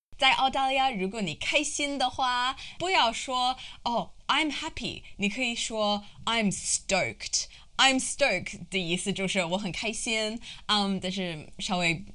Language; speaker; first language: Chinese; non-native, fluent; English